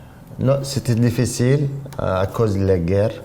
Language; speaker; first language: French; non-native, learner; Arabic